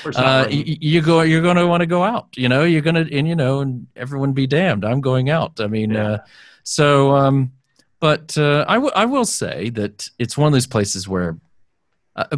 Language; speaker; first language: English; native; English